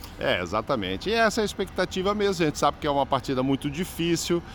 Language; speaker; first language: Portuguese; native; Portuguese